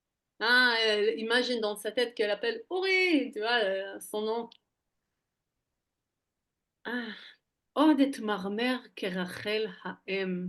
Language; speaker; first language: French; non-native, fluent; Hebrew